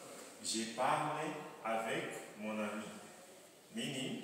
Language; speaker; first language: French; non-native, fluent; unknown